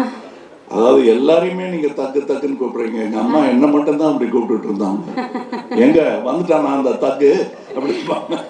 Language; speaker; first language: Tamil; native; Tamil